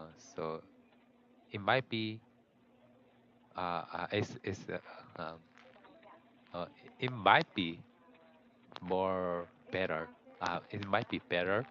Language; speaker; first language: English; non-native, learner; Korean